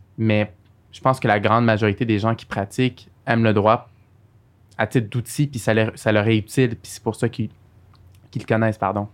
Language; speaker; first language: French; early bilingual, other home language; Arabic